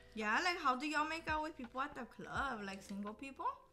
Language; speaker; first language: English; early bilingual, other home language; Spanish